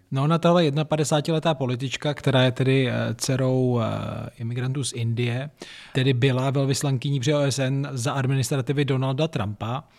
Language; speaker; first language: Czech; native; Czech